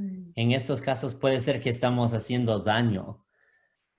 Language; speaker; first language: Spanish; non-native, fluent; English